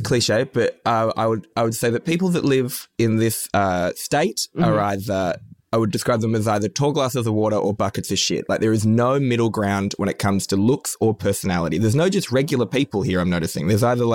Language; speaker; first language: English; native; English